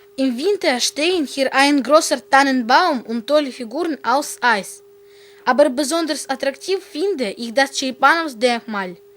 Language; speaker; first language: German; non-native, learner; Russian